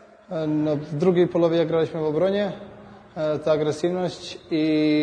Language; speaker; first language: Polish; non-native, fluent; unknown